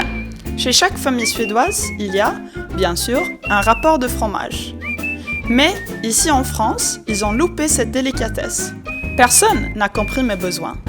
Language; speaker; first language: French; non-native, fluent; Swedish